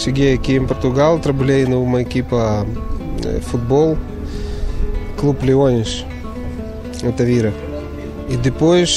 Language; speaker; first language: Portuguese; non-native, learner; Ukrainian